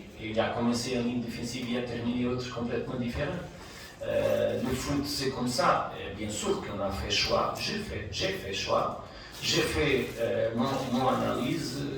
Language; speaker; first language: French; non-native, fluent; Portuguese